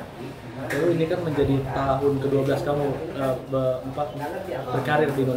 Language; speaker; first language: Indonesian; native; Indonesian